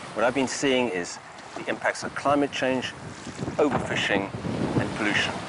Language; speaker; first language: English; native; English